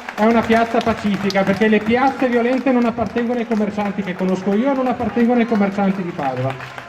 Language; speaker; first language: Italian; native; Italian